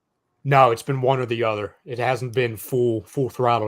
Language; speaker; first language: English; native; English